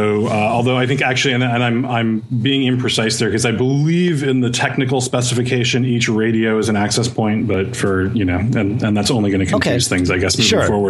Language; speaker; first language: English; native; English